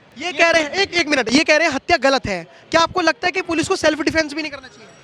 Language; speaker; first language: Hindi; native; Hindi